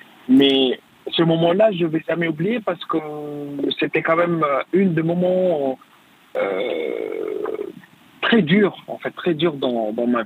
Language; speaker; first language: French; non-native, fluent; Arabic